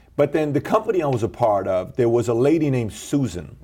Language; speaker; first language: English; early bilingual, other home language; Persian